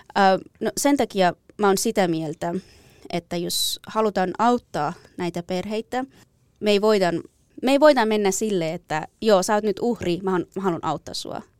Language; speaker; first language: Finnish; non-native, fluent; Persian